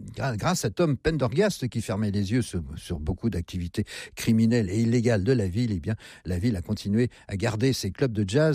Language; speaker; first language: French; native; French